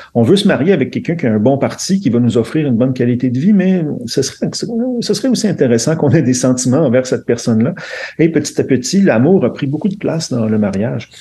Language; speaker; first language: French; native; French